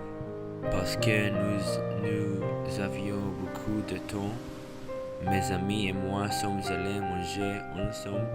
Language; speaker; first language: French; non-native, learner; English